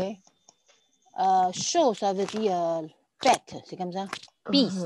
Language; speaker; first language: French; non-native, learner; Chinese